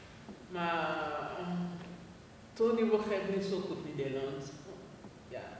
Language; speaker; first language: Dutch; non-native, learner; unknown